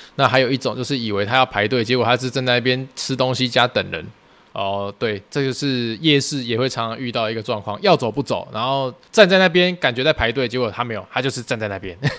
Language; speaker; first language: Chinese; native; Chinese